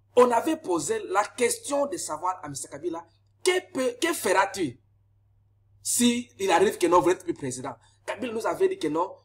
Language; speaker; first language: French; non-native, local second language; Lingala